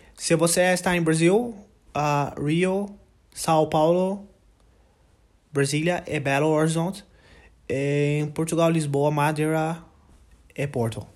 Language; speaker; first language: Portuguese; non-native, learner; English